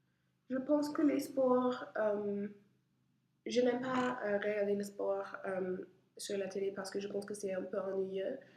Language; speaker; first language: French; non-native, learner; English